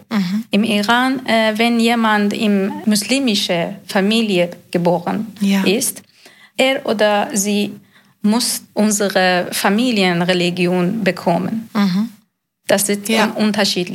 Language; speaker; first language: German; non-native, learner; Persian